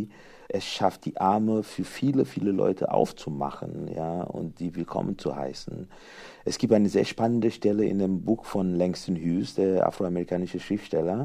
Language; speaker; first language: German; non-native, fluent; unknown